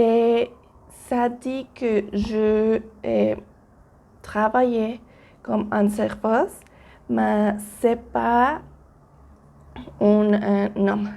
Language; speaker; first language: French; non-native, learner; Spanish